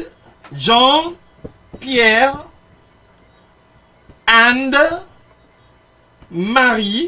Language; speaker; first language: English; non-native, fluent; French